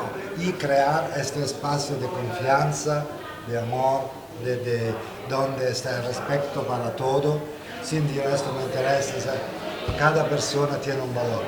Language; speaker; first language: Spanish; non-native, fluent; Italian